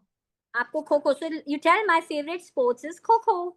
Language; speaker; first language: English; non-native, fluent; Hindi